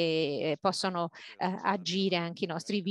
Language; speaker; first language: Italian; native; Italian